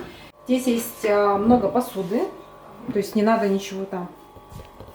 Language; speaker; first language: Russian; native; Russian